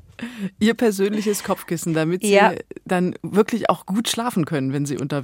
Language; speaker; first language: German; native; German